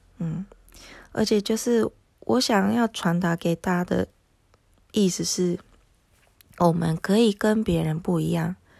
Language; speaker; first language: Chinese; non-native, fluent; Japanese